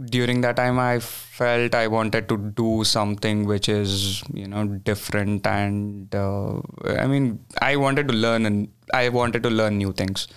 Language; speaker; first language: English; non-native, local second language; Kannada